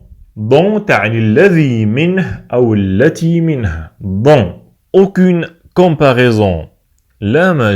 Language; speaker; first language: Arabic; native; Arabic